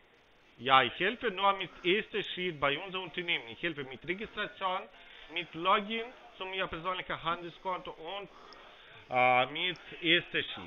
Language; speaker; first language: German; non-native, fluent; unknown